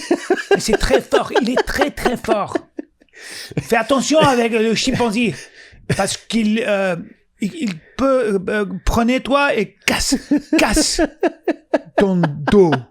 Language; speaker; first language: French; non-native, learner; English